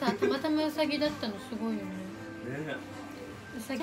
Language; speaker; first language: Japanese; native; Japanese